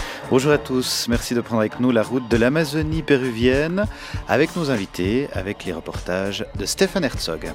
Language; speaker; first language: French; native; French